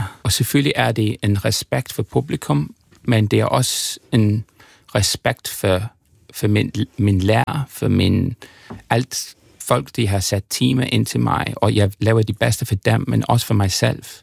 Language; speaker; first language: Danish; non-native, learner; English